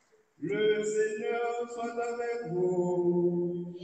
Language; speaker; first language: French; non-native, local second language; Haitian Creole